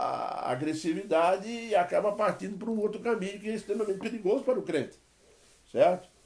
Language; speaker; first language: Portuguese; native; Portuguese